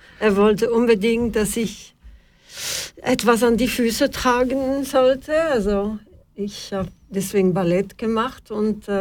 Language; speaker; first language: German; non-native, fluent; Dutch